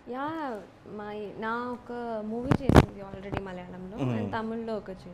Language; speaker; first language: Telugu; non-native, learner; Malayalam